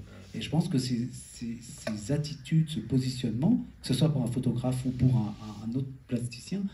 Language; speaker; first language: French; native; French